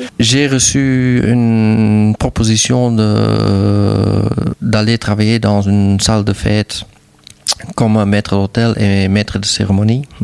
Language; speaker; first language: French; non-native, local second language; Dutch